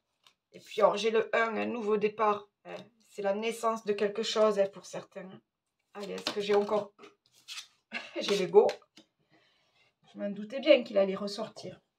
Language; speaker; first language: French; native; French